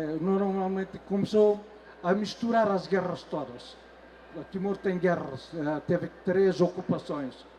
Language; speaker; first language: Portuguese; non-native, local second language; Tetum